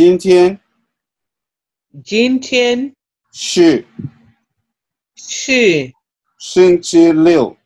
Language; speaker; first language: Chinese; non-native, learner; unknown